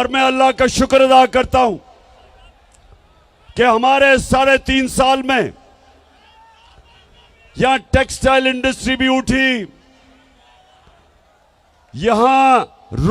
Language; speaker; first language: Urdu; native; Urdu